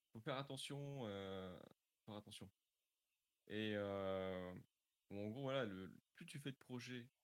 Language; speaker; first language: French; native; French